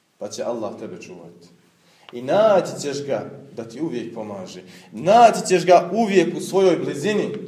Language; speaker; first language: Bosnian; native; Bosnian